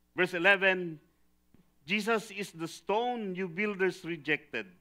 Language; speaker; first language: English; non-native, local second language; Filipino